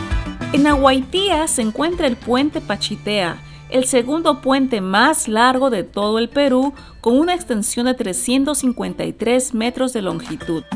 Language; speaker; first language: Spanish; native; Spanish